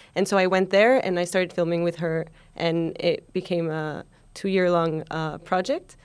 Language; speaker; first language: English; non-native, fluent; Spanish